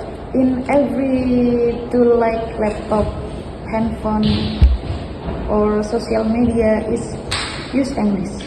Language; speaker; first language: English; non-native, fluent; Indonesian